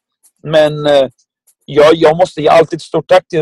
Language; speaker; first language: Swedish; non-native, fluent; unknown